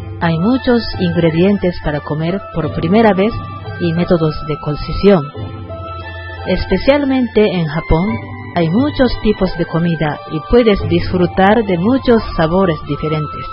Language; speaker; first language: Spanish; non-native, learner; Japanese